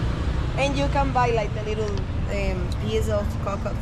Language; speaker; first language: English; non-native, learner; Spanish